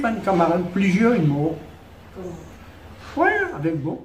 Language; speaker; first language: French; non-native, learner; Morisyen